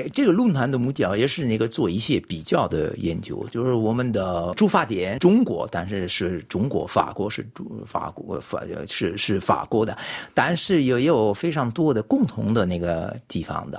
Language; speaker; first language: Chinese; non-native, fluent; French